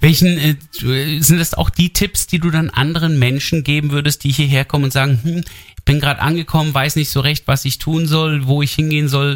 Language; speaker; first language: German; native; German